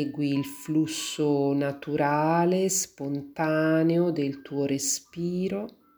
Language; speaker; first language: Italian; native; Italian